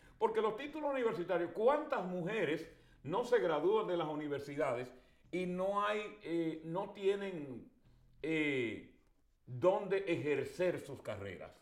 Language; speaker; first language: Spanish; native; Spanish